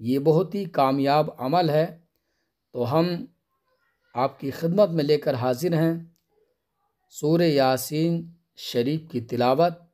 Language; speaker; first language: Urdu; native; Urdu